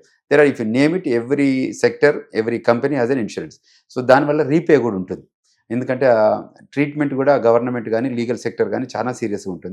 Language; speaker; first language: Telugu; native; Telugu